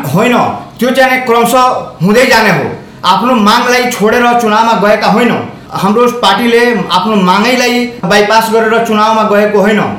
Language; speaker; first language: Nepali; non-native, local second language; Bhojpuri